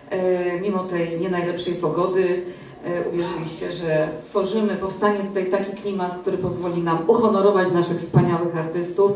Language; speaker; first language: Polish; native; Polish